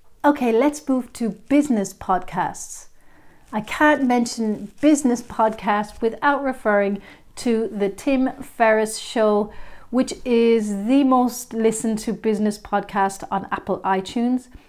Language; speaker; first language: English; native; English